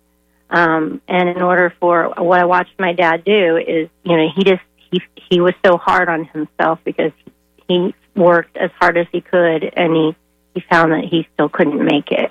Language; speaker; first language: English; native; English